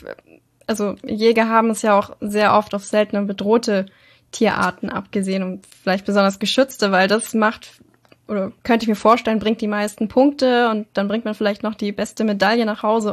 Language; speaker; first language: German; native; German